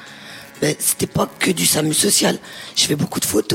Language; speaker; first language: French; native; French